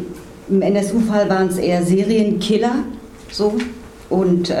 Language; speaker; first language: German; native; German